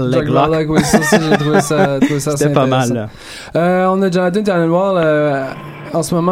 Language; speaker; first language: French; native; French